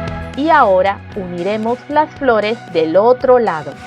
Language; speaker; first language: Spanish; native; Spanish